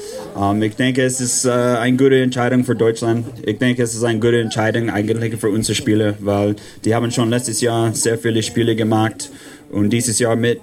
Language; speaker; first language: German; non-native, learner; English